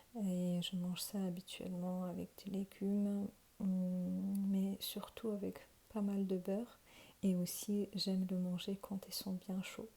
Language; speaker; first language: French; non-native, fluent; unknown